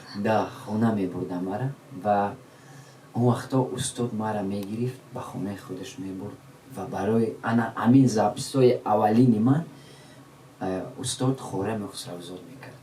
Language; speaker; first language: Tajik; non-native, local second language; Shughni